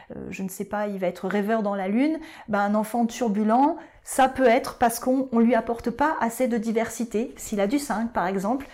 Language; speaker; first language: French; native; French